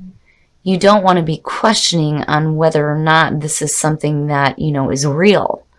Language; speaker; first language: English; native; English